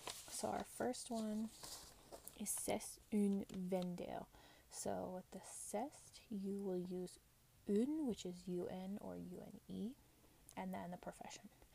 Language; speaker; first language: English; native; English